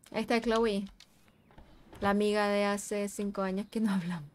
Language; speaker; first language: Spanish; native; Spanish